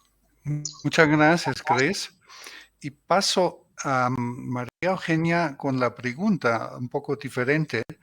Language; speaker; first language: Spanish; non-native, fluent; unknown